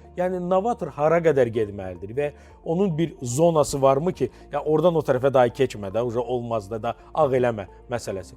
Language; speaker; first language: Azerbaijani; native; Azerbaijani